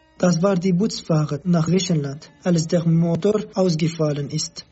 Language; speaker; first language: German; non-native, learner; Kurdish